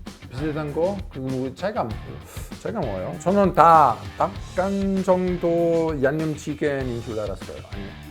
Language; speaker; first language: Korean; non-native, learner; Italian